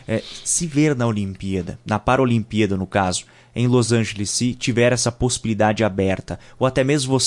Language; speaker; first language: Portuguese; native; Portuguese